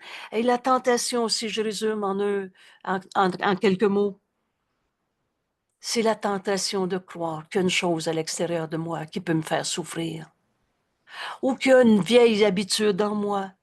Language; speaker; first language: French; native; French